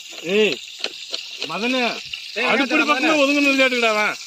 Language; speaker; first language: Tamil; native; Tamil